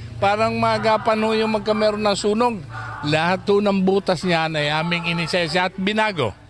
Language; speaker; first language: Filipino; native; Filipino